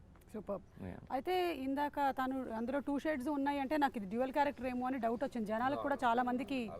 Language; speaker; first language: Telugu; native; Telugu